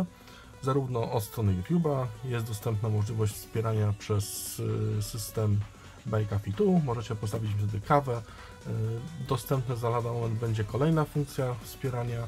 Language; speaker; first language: Polish; native; Polish